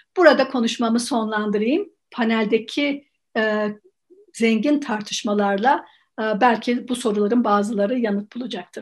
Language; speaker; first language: Turkish; native; Turkish